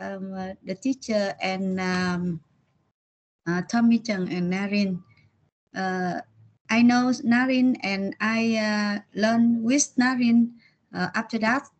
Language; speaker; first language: English; non-native, learner; Vietnamese